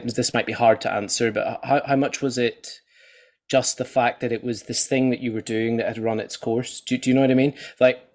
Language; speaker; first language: English; native; English